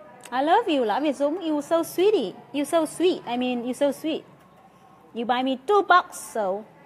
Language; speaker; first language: English; non-native, fluent; Vietnamese